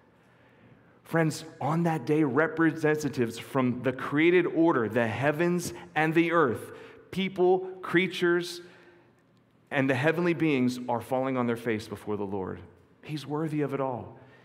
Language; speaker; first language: English; native; English